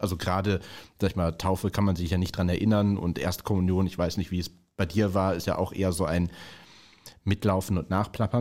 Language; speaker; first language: German; native; German